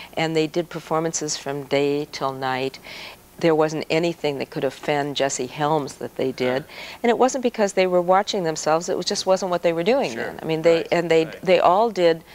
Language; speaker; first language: English; native; English